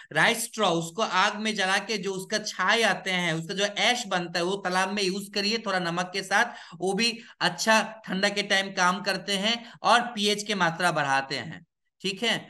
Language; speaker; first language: Hindi; non-native, local second language; Bangla